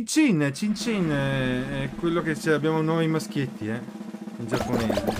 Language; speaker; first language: Italian; native; Italian